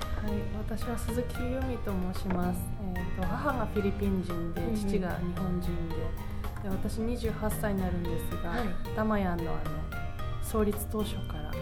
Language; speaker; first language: Japanese; early bilingual, heritage; Japanese